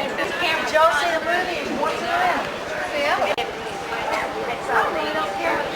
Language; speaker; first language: English; native; English